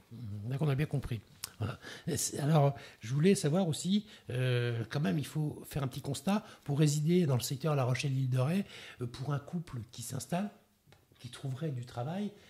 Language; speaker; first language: French; native; French